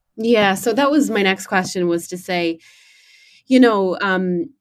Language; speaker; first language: English; native; English